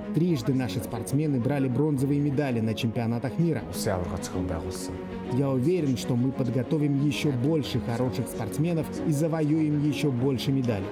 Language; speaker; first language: Russian; non-native, fluent; Mongolian